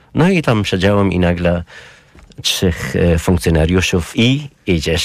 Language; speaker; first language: Polish; non-native, learner; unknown